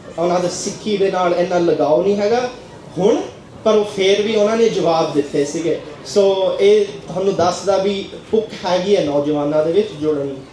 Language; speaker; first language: Punjabi; early bilingual, heritage; Punjabi